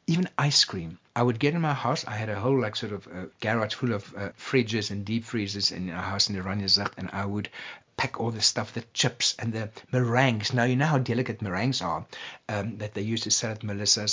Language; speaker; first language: English; non-native, local second language; Afrikaans